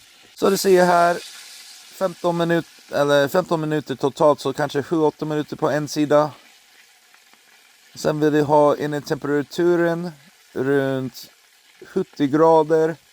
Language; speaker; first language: Swedish; non-native, fluent; English